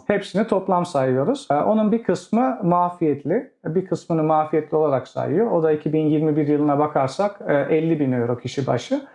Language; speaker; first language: Turkish; early bilingual, heritage; Turkish